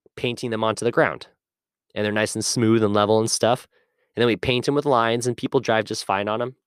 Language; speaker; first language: English; native; English